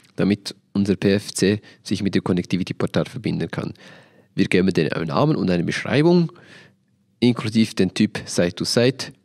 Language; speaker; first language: German; native; German